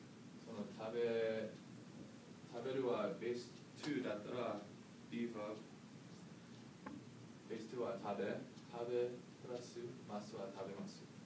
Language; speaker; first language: Japanese; non-native, learner; English